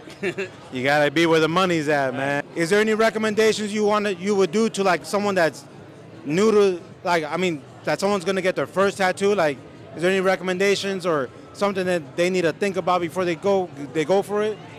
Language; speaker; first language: English; early bilingual, other home language; Spanish